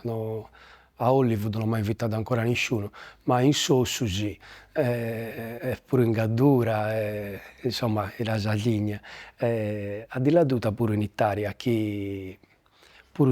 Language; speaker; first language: Italian; native; Italian